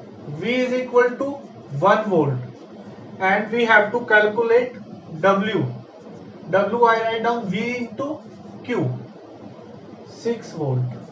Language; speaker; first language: English; non-native, local second language; Hindi